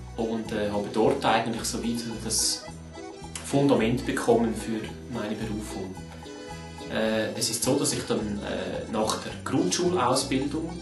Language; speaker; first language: German; native; German